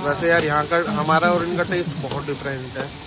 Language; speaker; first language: Hindi; native; Hindi